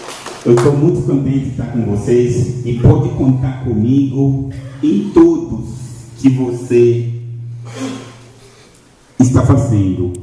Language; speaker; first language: Portuguese; non-native, learner; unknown